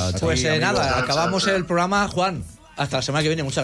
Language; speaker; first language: Spanish; native; Spanish